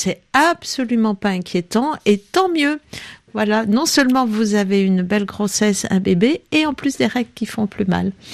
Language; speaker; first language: French; native; French